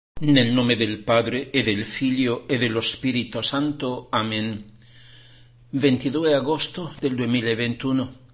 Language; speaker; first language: Italian; non-native, fluent; Spanish